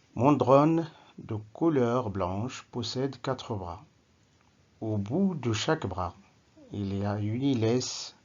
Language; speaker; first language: French; non-native, local second language; Arabic